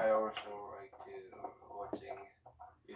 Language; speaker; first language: English; non-native, learner; Korean